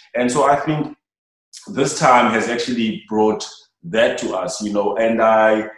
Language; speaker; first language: English; non-native, local second language; Xhosa